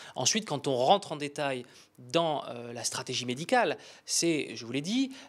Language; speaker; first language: French; native; French